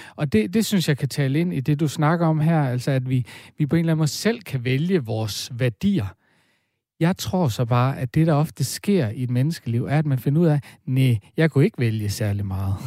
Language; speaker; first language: Danish; native; Danish